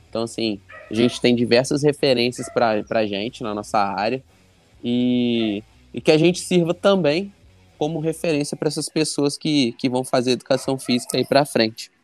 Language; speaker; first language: Portuguese; native; Portuguese